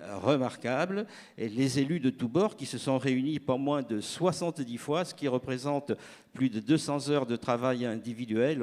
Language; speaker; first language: French; native; French